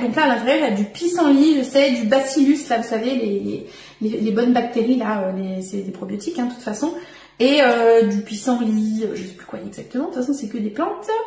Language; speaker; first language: French; native; French